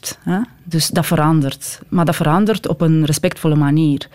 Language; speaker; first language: Dutch; non-native, fluent; Romanian